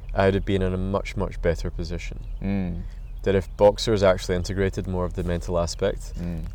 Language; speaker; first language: English; native; English